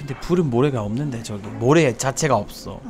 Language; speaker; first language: Korean; non-native, fluent; English